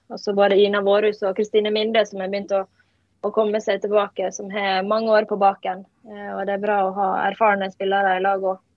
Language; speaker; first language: Norwegian; native; Norwegian